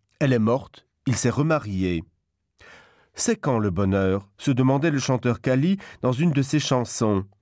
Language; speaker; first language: French; non-native, local second language; Luxembourgish